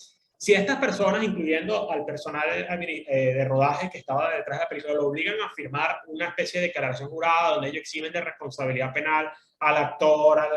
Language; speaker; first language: Spanish; native; Spanish